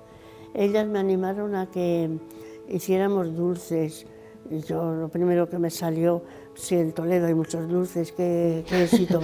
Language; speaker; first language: Spanish; native; Spanish